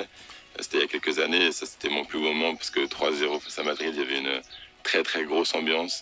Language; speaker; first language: French; native; French